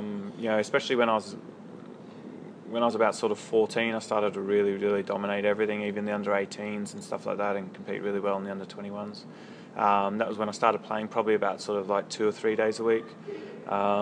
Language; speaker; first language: English; native; English